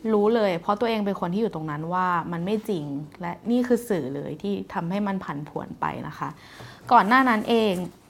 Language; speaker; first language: Thai; native; Thai